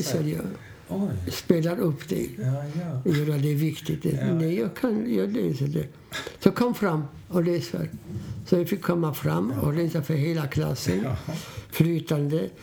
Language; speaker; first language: Swedish; non-native, fluent; Polish